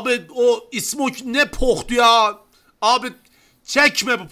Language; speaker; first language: Turkish; non-native, learner; Azerbaijani